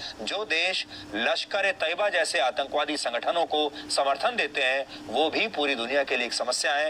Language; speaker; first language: Hindi; native; Hindi